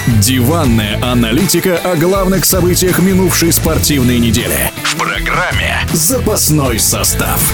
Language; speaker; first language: Russian; native; Russian